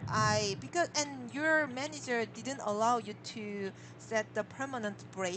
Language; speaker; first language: English; non-native, learner; Korean